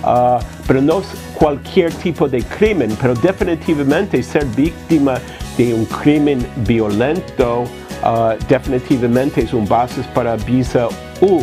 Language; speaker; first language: Spanish; non-native, fluent; English